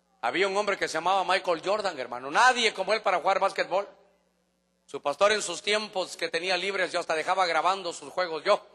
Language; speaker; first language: Spanish; native; Spanish